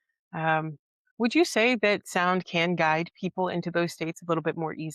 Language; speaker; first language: English; native; English